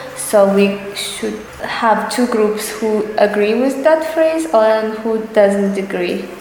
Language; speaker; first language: English; non-native, fluent; Russian